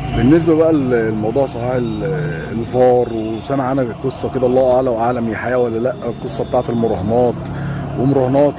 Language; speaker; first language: Arabic; native; Arabic